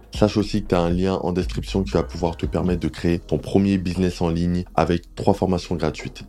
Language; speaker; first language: French; native; French